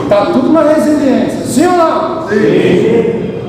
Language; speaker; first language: Portuguese; native; Portuguese